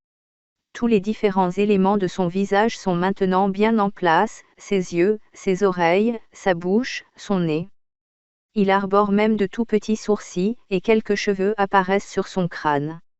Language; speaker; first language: French; native; French